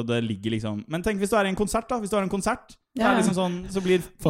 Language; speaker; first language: Norwegian; native; Norwegian